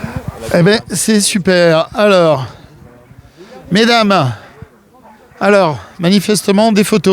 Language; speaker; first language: French; native; French